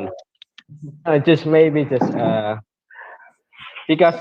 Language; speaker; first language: English; non-native, learner; Indonesian